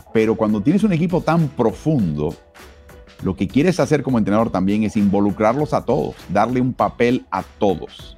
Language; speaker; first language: Spanish; native; Spanish